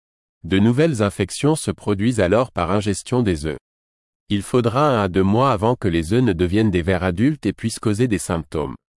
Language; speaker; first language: French; native; French